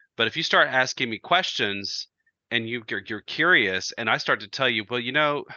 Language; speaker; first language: English; native; English